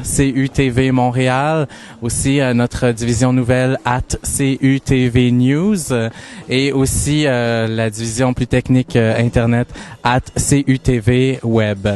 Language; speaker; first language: French; native; French